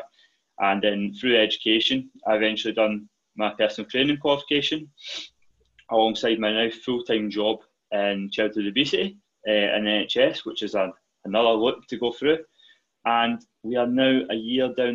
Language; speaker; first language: English; native; English